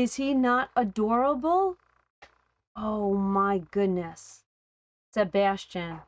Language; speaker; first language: English; native; English